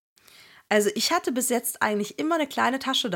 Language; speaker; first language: German; native; German